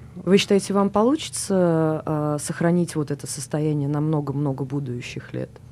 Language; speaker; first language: Russian; native; Russian